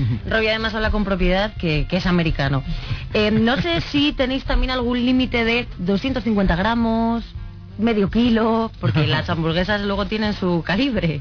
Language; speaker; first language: Spanish; native; Spanish